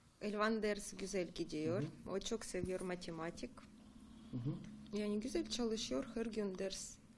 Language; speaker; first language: Turkish; non-native, learner; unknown